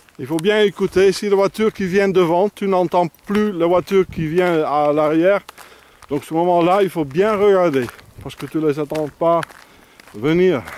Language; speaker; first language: French; non-native, fluent; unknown